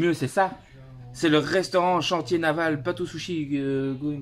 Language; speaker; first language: French; native; French